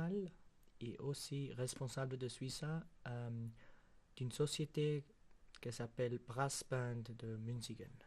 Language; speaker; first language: French; non-native, local second language; German